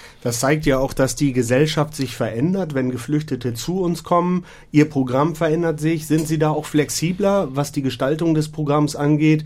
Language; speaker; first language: German; native; German